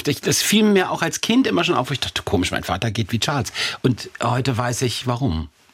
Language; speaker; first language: German; native; German